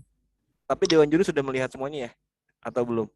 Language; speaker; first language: Indonesian; native; Indonesian